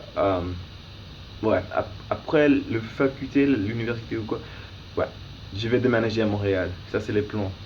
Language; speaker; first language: French; non-native, learner; English